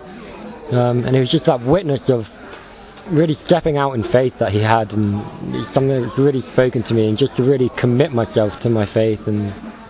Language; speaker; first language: English; native; English